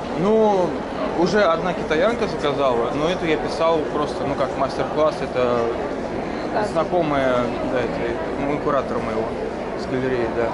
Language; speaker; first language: Russian; native; Russian